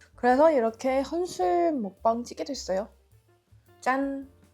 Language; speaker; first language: Korean; non-native, fluent; Chinese